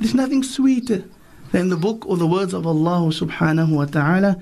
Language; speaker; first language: English; native; English